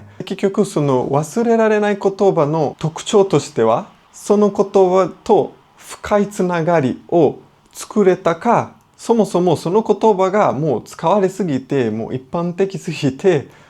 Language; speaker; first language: Japanese; non-native, fluent; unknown